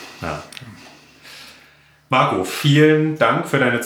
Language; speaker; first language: German; native; German